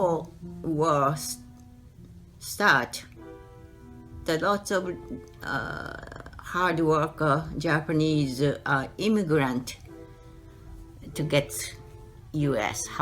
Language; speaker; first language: English; non-native, learner; Japanese